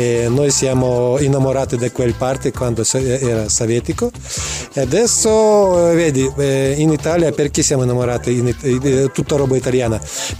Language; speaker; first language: Italian; non-native, learner; Russian